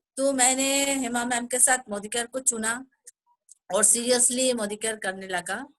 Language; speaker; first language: Hindi; non-native, local second language; Bangla